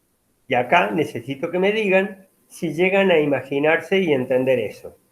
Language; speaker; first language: Spanish; native; Spanish